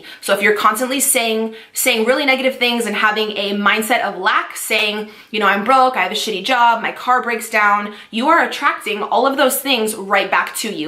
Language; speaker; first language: English; native; English